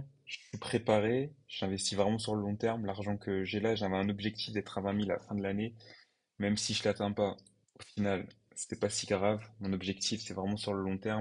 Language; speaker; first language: French; native; French